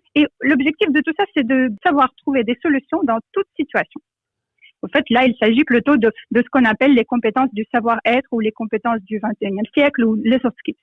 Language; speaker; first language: French; non-native, fluent; Russian